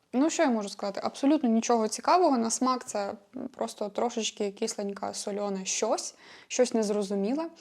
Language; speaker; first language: Ukrainian; non-native, local second language; Russian